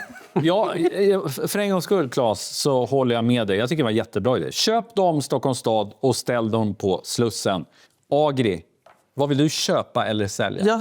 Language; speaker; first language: Swedish; native; Swedish